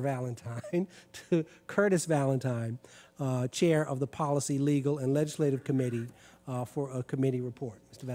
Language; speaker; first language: English; native; English